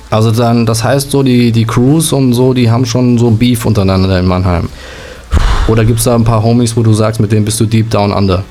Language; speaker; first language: German; native; German